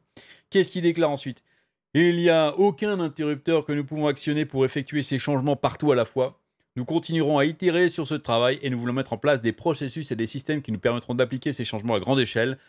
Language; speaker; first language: French; native; French